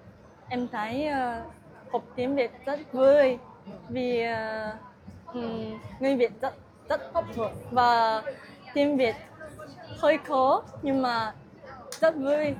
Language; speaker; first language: Vietnamese; non-native, learner; Japanese